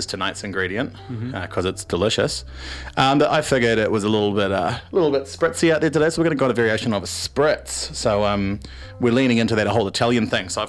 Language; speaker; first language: English; native; English